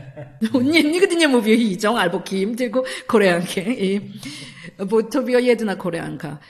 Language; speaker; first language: Polish; non-native, learner; Korean